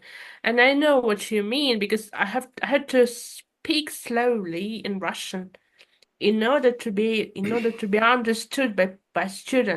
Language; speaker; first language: English; non-native, fluent; Russian